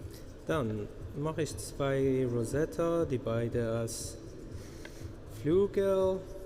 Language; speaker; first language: German; non-native, learner; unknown